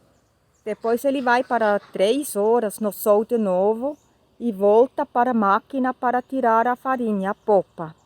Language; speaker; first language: Portuguese; non-native, fluent; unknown